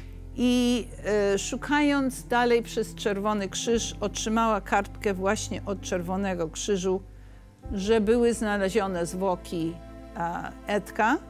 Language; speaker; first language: Polish; early bilingual, heritage; English